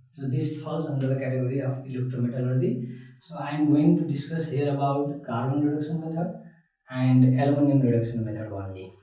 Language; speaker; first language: English; non-native, local second language; Nepali